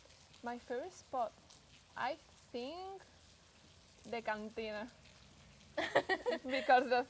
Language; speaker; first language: English; non-native, learner; Spanish